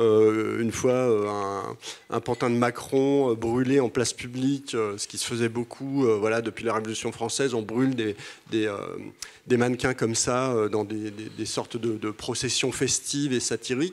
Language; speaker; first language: French; native; French